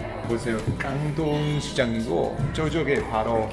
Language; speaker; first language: Korean; non-native, fluent; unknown